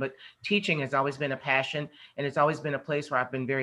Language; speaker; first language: English; native; English